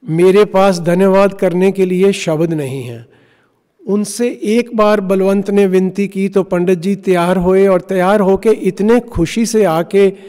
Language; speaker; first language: Hindi; non-native, local second language; Punjabi